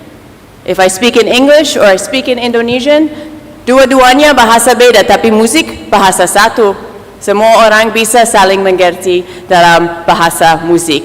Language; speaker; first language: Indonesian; non-native, fluent; English